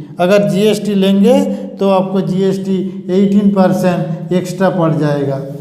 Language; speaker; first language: Hindi; non-native, local second language; Bangla